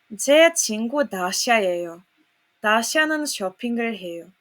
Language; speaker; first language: Korean; non-native, fluent; Serbian